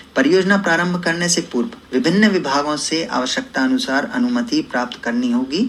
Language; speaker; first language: Hindi; native; Hindi